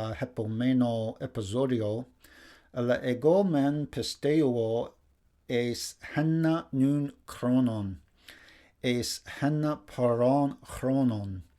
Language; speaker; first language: Greek; non-native, fluent; English